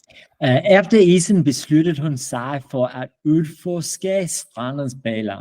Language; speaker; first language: Danish; non-native, learner; English